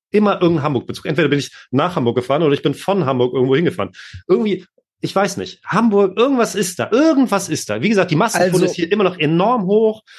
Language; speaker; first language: German; native; German